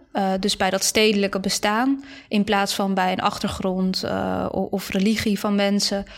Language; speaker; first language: Dutch; early bilingual, other home language; Bosnian